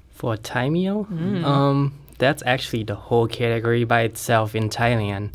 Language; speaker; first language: English; non-native, fluent; Thai